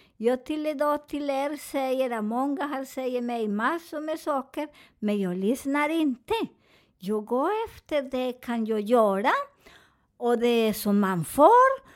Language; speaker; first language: Swedish; non-native, learner; Spanish